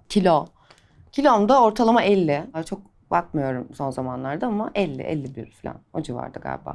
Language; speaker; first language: Turkish; native; Turkish